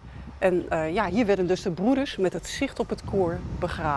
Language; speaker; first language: Dutch; native; Dutch